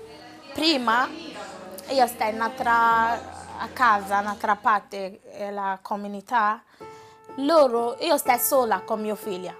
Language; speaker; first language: Italian; non-native, learner; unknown